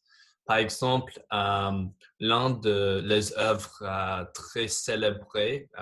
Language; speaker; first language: French; non-native, fluent; English